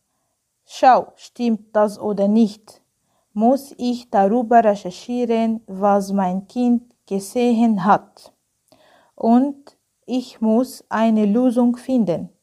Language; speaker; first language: German; non-native, learner; Arabic